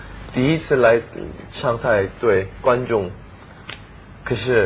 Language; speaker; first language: Chinese; non-native, learner; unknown